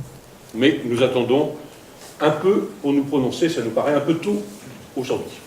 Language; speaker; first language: French; native; French